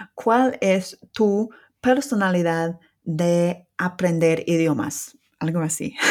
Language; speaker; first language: Spanish; non-native, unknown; English